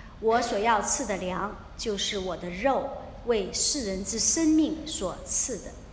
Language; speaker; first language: Chinese; non-native, local second language; Cantonese